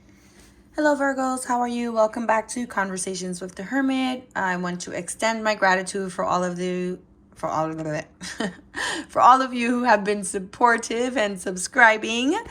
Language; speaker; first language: English; native; English